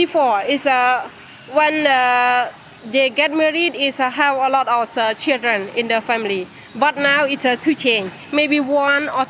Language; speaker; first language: English; non-native, learner; Khmer